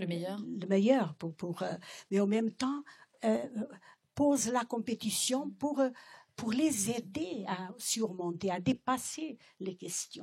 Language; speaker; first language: French; non-native, fluent; Portuguese